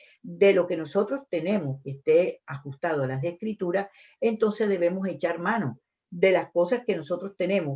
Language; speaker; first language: Spanish; native; Spanish